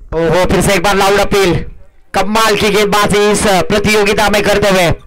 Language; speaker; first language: Hindi; non-native, local second language; Marathi